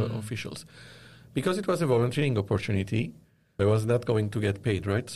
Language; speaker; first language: English; non-native, fluent; Arabic